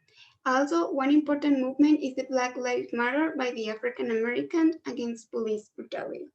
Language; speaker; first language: English; non-native, learner; Spanish